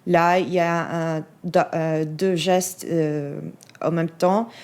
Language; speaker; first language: French; non-native, fluent; Spanish